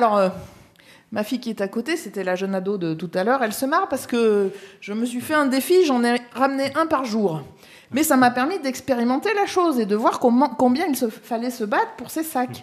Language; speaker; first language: French; native; French